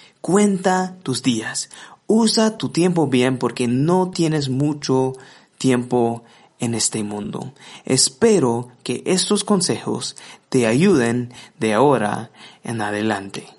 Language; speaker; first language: Spanish; non-native, fluent; English